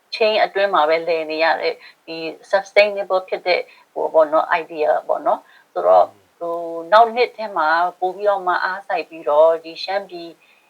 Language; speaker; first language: Burmese; non-native, local second language; Shan